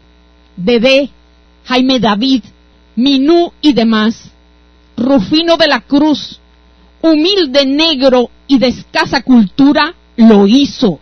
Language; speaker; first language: Spanish; native; Spanish